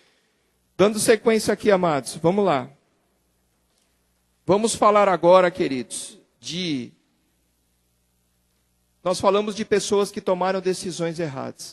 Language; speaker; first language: Portuguese; native; Portuguese